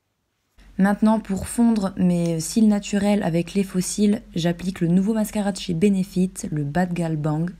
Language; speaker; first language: French; native; French